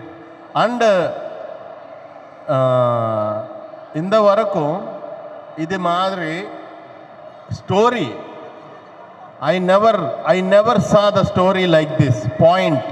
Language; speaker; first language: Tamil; non-native, learner; Telugu